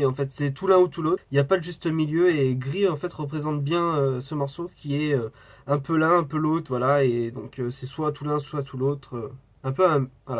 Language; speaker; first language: French; native; French